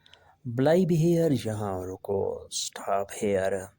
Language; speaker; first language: German; non-native, learner; Urdu